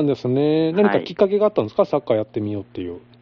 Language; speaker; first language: Japanese; native; Japanese